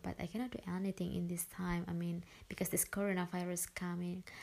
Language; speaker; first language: English; non-native, learner; Indonesian